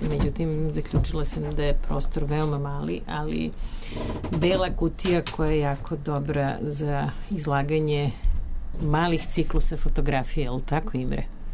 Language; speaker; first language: Serbian; native; Serbian